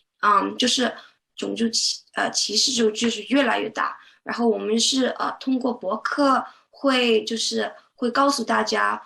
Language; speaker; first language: Chinese; early bilingual, heritage; Chinese